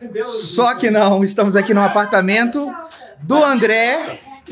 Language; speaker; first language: Portuguese; native; Portuguese